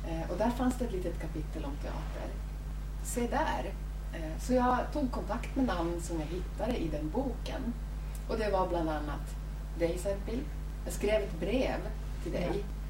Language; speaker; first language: Swedish; native; Swedish